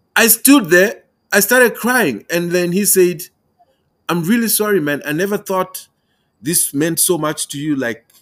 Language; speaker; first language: English; non-native, local second language; Tumbuka